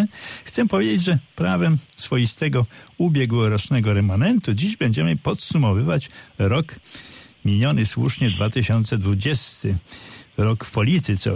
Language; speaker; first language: Polish; native; Polish